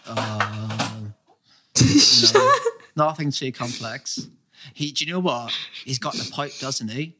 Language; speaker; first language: English; native; English